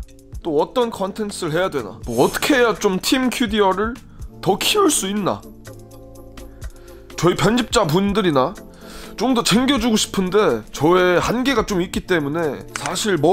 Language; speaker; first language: Korean; early bilingual, heritage; Korean